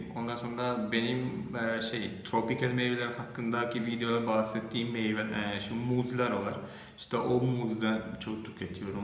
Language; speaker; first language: Turkish; non-native, fluent; Malayalam